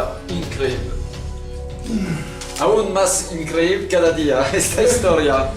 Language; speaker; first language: Spanish; non-native, fluent; French